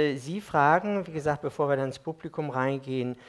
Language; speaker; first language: German; native; German